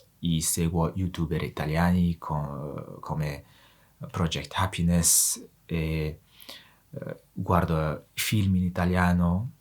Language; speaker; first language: Italian; non-native, fluent; Mongolian